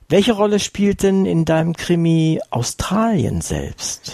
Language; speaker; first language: German; native; German